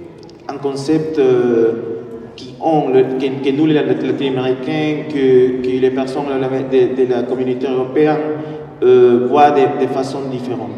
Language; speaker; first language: French; non-native, fluent; Spanish